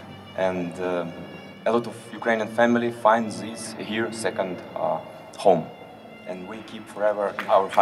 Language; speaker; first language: English; non-native, learner; Ukrainian